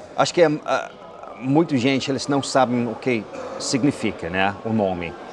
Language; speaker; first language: Portuguese; non-native, fluent; English